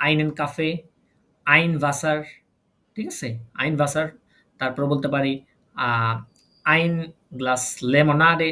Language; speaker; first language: German; non-native, learner; Bangla